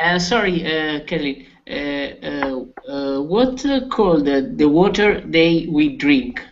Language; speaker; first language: English; non-native, learner; Italian